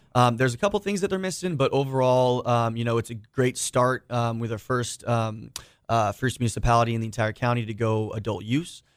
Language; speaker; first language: English; native; English